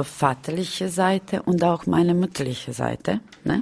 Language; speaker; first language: German; non-native, fluent; Romany